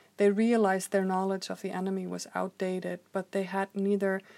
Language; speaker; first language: English; non-native, fluent; Icelandic